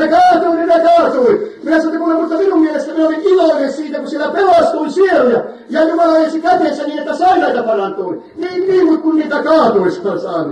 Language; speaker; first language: Finnish; native; Finnish